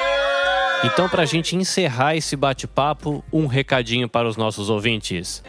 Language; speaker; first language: Portuguese; native; Portuguese